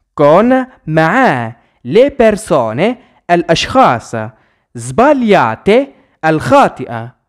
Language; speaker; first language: Italian; non-native, fluent; Arabic